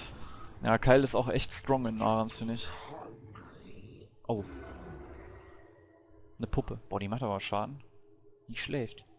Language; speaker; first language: German; native; German